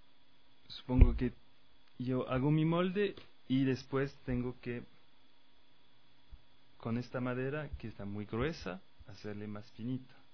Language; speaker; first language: Spanish; non-native, fluent; French